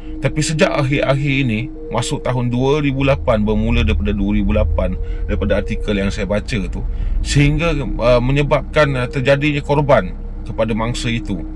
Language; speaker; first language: Malay; native; Malay